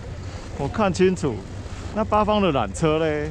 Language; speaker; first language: Chinese; native; Chinese